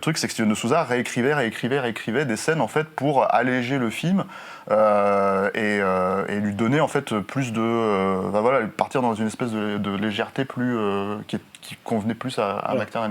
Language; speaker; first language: French; native; French